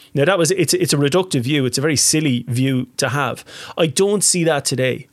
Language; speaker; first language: English; native; English